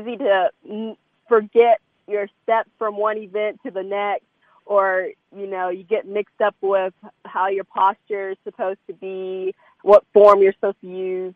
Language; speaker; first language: English; native; English